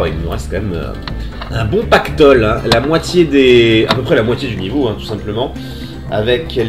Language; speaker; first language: French; native; French